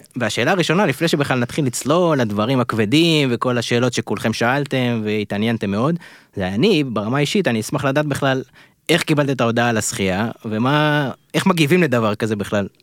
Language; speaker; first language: Hebrew; native; Hebrew